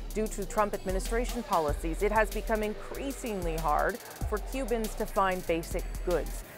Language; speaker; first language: English; native; English